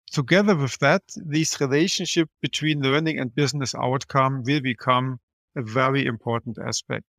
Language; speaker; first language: English; non-native, fluent; German